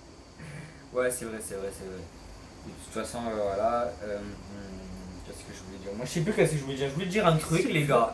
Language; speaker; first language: French; native; French